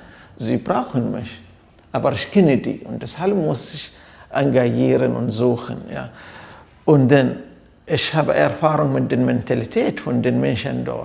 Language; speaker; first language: German; non-native, fluent; Arabic